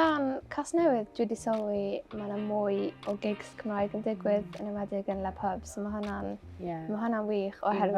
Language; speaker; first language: Welsh; non-native, local second language; English